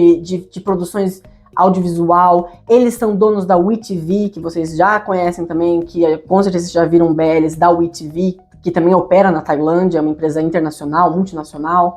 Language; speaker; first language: Portuguese; native; Portuguese